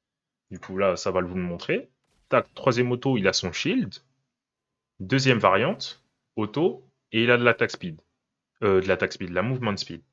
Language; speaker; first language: French; native; French